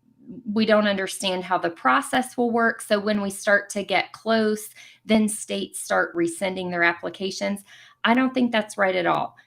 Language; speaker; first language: English; native; English